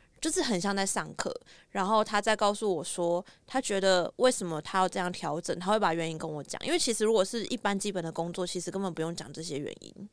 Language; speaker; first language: Chinese; native; Chinese